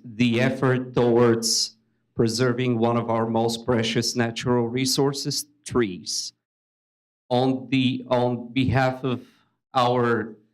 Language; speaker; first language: English; native; English